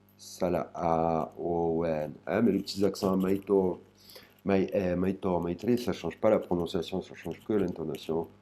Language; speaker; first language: French; native; French